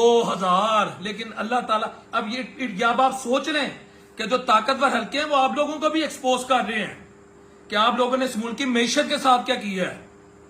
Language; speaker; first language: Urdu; non-native, local second language; Punjabi